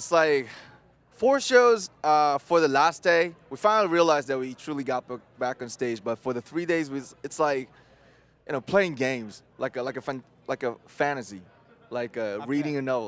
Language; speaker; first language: English; non-native, fluent; Korean